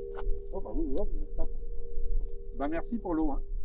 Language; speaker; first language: French; native; French